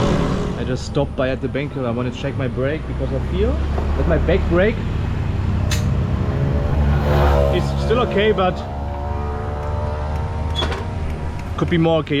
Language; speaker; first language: English; non-native, fluent; German